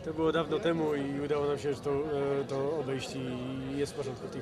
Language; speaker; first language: Polish; native; Polish